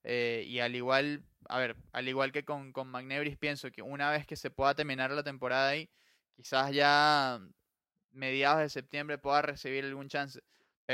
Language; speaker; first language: Spanish; native; Spanish